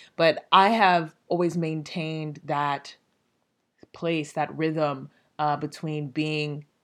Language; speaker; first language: English; early bilingual, other home language; Yoruba